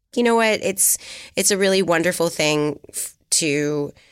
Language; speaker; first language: English; native; English